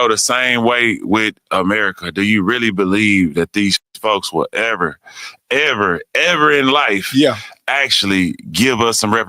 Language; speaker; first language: English; native; English